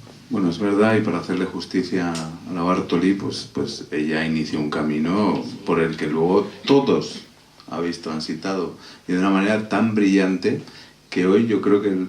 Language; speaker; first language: Spanish; native; Spanish